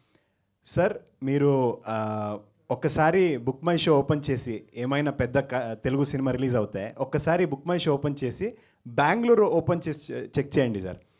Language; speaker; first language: Telugu; non-native, local second language; Kannada